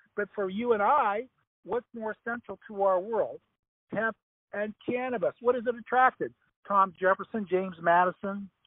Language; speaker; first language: English; native; English